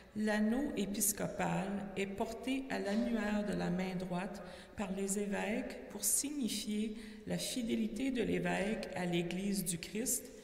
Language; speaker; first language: French; native; French